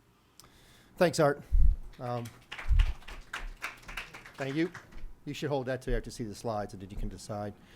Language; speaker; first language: English; native; English